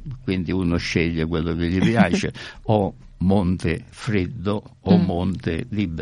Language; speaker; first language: Italian; native; Italian